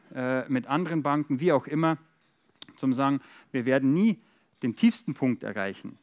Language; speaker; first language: German; native; German